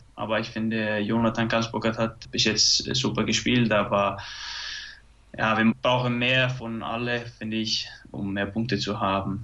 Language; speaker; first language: German; non-native, fluent; Icelandic